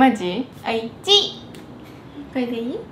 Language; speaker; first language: Korean; non-native, learner; Japanese